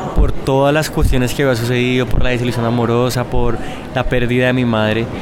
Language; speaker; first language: Spanish; native; Spanish